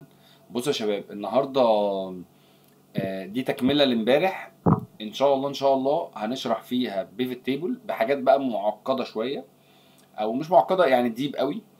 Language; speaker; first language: Arabic; native; Arabic